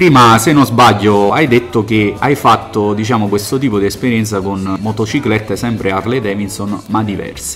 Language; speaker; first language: Italian; native; Italian